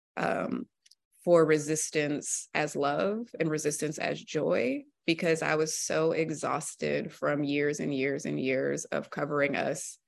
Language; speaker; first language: English; native; English